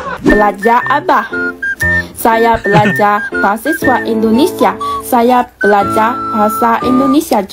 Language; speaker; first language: Indonesian; non-native, learner; Chinese